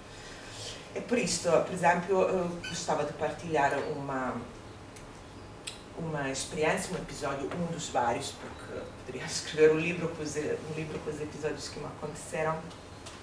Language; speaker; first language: Portuguese; non-native, fluent; Italian